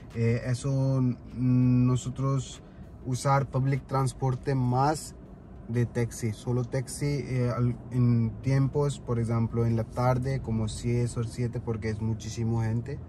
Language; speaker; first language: Spanish; non-native, learner; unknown